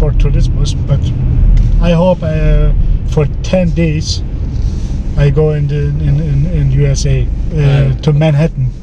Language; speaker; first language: English; non-native, learner; Turkish